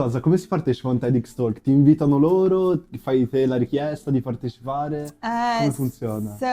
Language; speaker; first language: Italian; native; Italian